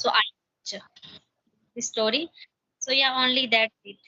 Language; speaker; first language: English; non-native, learner; Hindi